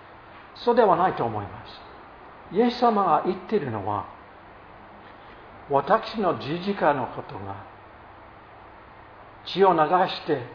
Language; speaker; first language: Japanese; non-native, fluent; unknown